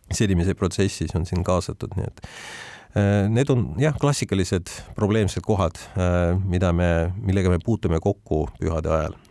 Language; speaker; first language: Estonian; non-native, local second language; Russian